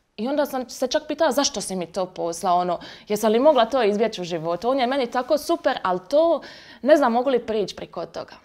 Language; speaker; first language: Croatian; native; Croatian